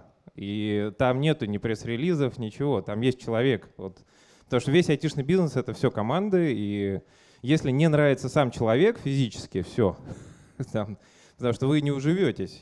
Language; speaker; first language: Russian; native; Russian